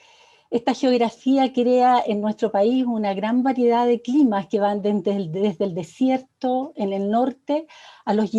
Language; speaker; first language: Spanish; native; Spanish